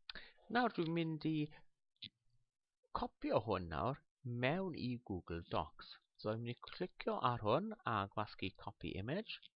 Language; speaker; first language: Welsh; non-native, local second language; English